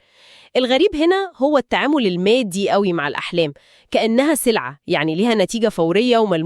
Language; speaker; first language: Arabic; native; Arabic